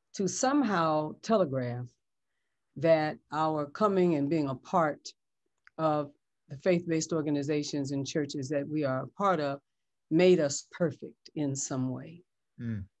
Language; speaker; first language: English; native; English